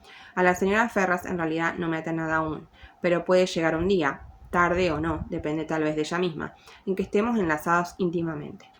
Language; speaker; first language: Spanish; native; Spanish